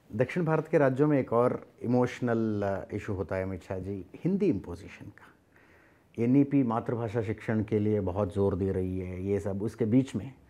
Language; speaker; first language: Hindi; non-native, local second language; Kannada